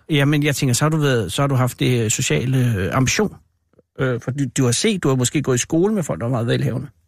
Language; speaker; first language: Danish; native; Danish